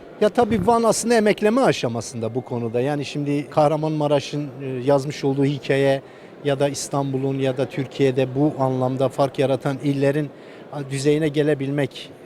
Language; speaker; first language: Turkish; native; Turkish